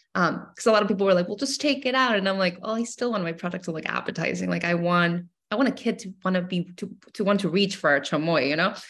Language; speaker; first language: English; non-native, fluent; Spanish